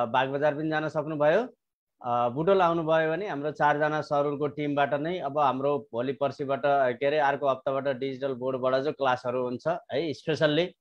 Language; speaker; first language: Nepali; native; Nepali